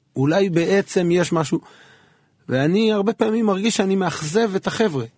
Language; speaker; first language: Hebrew; native; Hebrew